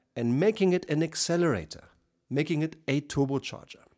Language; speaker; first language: English; non-native, fluent; German